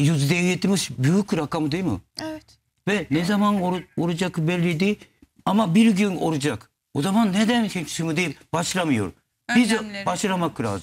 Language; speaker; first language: Turkish; non-native, learner; Japanese